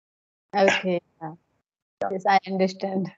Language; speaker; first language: English; non-native, learner; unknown